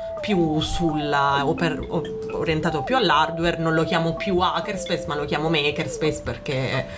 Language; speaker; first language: Italian; native; Italian